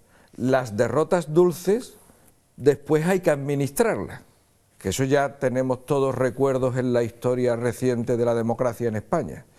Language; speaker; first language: Spanish; native; Spanish